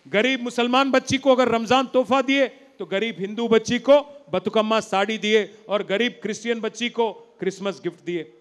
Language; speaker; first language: Hindi; non-native, local second language; Telugu